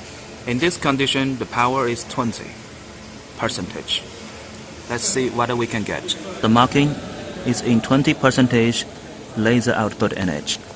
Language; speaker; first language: English; non-native, learner; Chinese